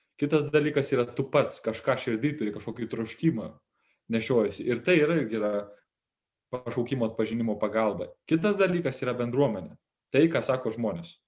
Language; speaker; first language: Lithuanian; native; Lithuanian